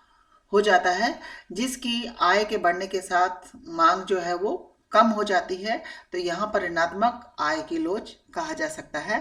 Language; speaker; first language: Hindi; native; Hindi